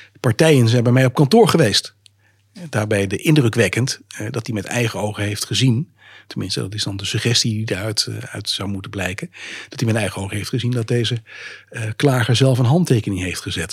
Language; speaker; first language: Dutch; native; Dutch